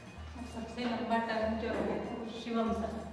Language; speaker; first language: Hindi; native; Hindi